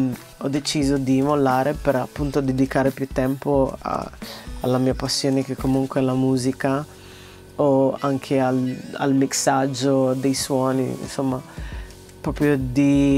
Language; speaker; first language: Italian; early bilingual, other home language; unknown